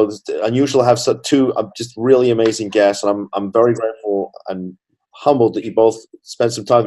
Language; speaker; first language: English; native; English